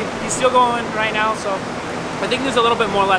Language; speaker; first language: English; native; English